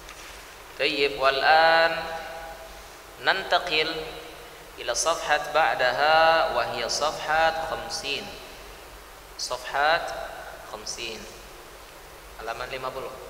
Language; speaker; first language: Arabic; non-native, fluent; Indonesian